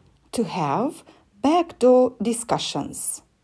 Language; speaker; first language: English; non-native, fluent; Romanian